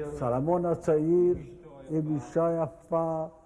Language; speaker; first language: Hebrew; non-native, fluent; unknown